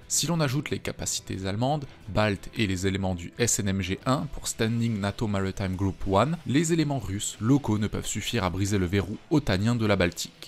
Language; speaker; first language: French; native; French